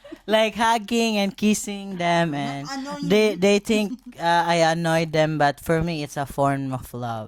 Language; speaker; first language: English; non-native, local second language; Cebuano